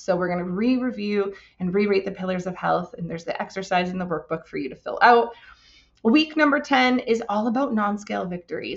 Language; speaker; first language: English; native; English